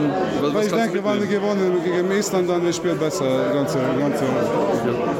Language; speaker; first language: German; non-native, learner; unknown